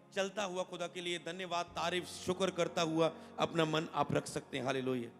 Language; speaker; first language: Hindi; non-native, local second language; Punjabi